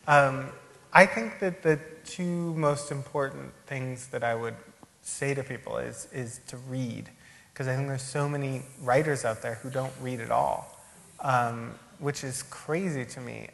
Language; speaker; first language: English; native; English